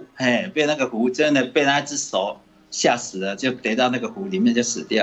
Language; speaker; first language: Chinese; native; Chinese